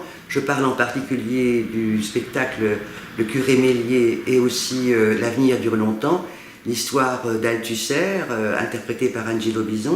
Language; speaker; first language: French; native; French